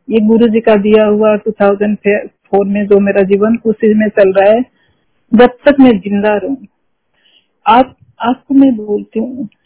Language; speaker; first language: Hindi; non-native, local second language; Odia